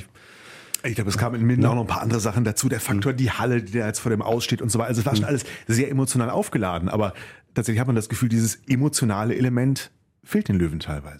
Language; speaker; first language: German; native; German